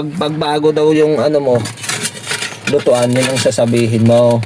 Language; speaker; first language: Filipino; non-native, local second language; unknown